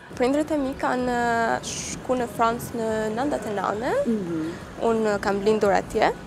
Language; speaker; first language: Albanian; early bilingual, heritage; Albanian